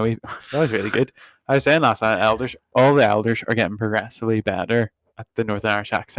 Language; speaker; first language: English; native; English